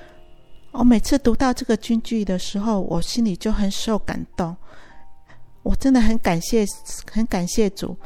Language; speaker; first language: Chinese; native; Chinese